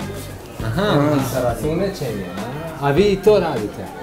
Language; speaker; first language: Serbian; native; Serbian